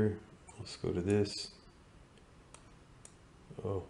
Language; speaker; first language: English; native; English